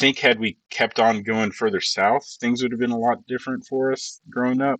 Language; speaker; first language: English; early bilingual, other home language; Spanish